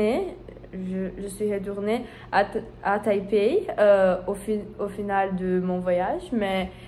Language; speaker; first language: French; non-native, learner; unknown